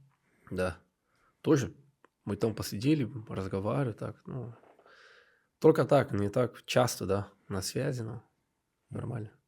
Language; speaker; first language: Russian; non-native, learner; Portuguese